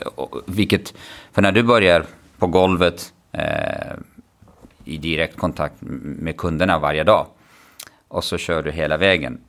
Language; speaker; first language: Swedish; non-native, fluent; Arabic